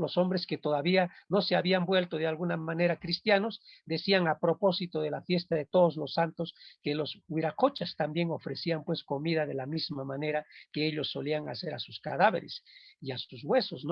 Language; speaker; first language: Spanish; non-native, local second language; Quechua